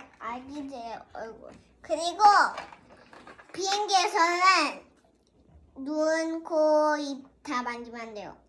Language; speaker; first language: Korean; early bilingual, heritage; Korean